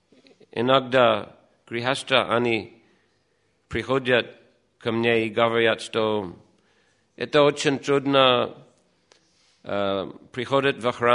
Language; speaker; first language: Russian; non-native, fluent; English